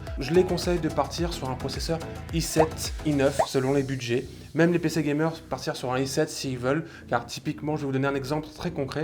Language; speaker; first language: French; native; French